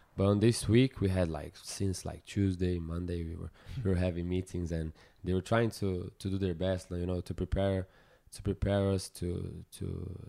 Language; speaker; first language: English; non-native, fluent; Portuguese